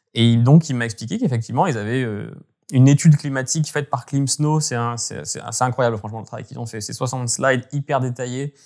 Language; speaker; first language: French; native; French